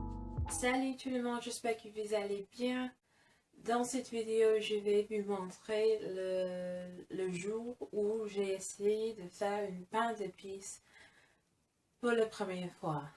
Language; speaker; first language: French; non-native, fluent; English